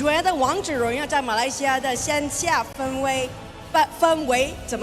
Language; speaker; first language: Chinese; early bilingual, heritage; Chinese